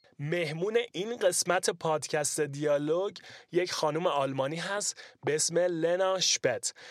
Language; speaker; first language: Persian; native; Persian